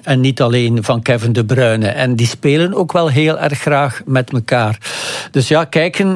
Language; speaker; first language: Dutch; native; Dutch